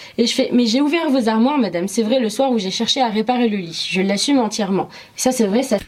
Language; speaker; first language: French; early bilingual, other home language; Arabic